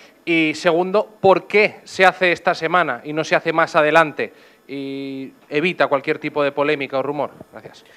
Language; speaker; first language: Spanish; native; Spanish